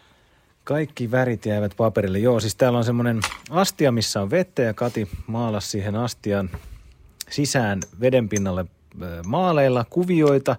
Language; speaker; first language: Finnish; native; Finnish